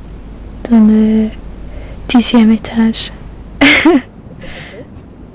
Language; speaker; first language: French; non-native, learner; English